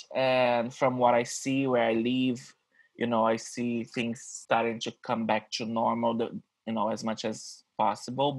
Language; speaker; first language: English; non-native, fluent; Portuguese